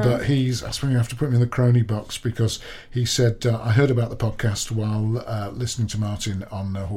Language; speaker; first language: English; native; English